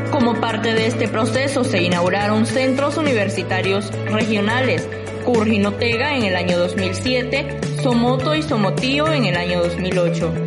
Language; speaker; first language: Spanish; native; Spanish